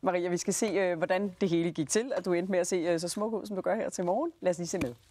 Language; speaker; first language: Danish; native; Danish